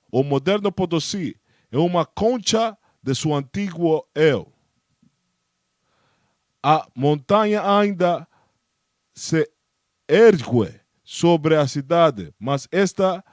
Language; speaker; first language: Portuguese; non-native, learner; Spanish